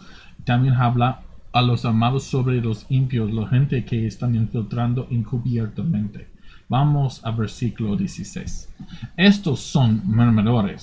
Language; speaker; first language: Spanish; non-native, fluent; English